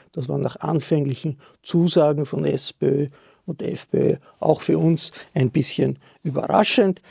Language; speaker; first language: German; native; German